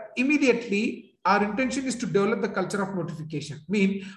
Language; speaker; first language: English; non-native, local second language; Urdu